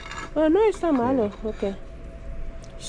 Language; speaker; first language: Spanish; non-native, learner; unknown